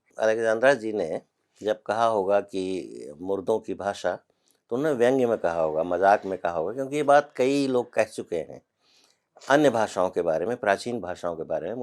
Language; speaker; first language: Hindi; native; Hindi